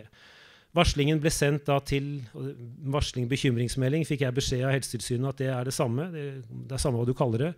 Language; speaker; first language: Norwegian; native; Norwegian